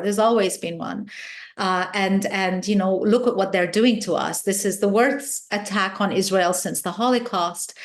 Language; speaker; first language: English; non-native, fluent; Arabic